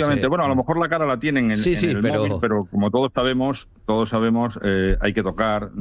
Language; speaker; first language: Spanish; native; Spanish